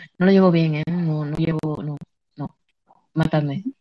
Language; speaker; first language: Spanish; native; Spanish